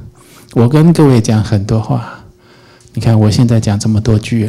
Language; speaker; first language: Chinese; native; Chinese